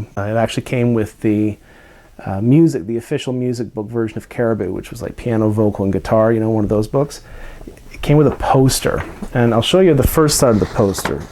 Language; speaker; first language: English; native; English